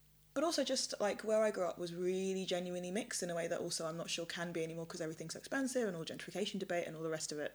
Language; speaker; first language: English; early bilingual, other home language; Yoruba